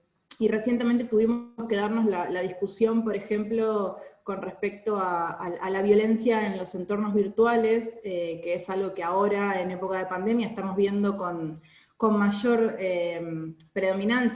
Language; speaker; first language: Spanish; native; Spanish